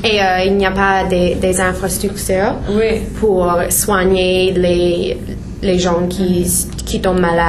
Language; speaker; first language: French; non-native, learner; English